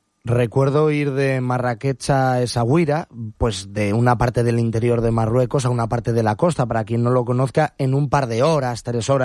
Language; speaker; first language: Spanish; native; Spanish